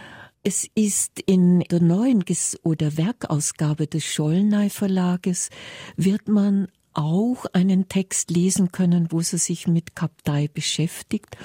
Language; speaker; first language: German; native; German